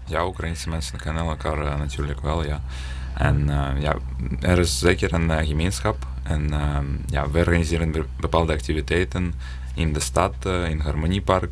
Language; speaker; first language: Dutch; non-native, learner; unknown